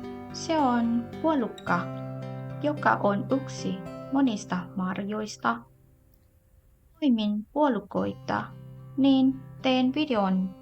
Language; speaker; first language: Finnish; non-native, learner; Thai